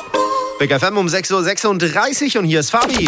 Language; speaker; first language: German; native; German